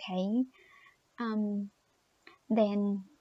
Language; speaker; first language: English; non-native, learner; Thai